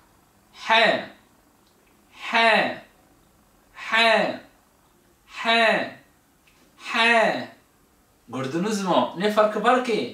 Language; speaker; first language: Turkish; non-native, fluent; Arabic